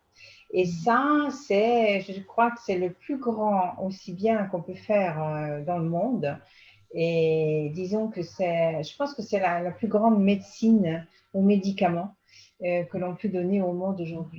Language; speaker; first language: French; native; French